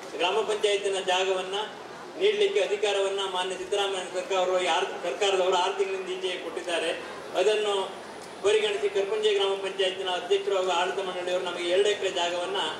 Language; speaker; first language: Kannada; native; Kannada